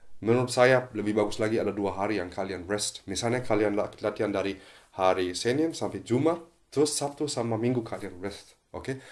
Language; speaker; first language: Indonesian; non-native, fluent; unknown